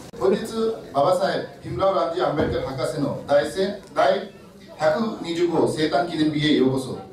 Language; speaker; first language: Japanese; non-native, fluent; Marathi